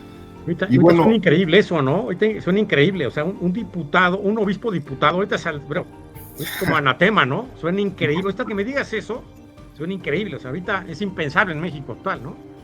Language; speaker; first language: Spanish; native; Spanish